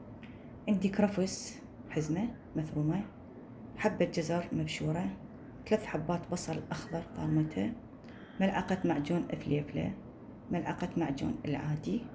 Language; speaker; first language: Arabic; native; Arabic